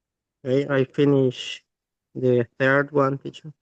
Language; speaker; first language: English; non-native, learner; Spanish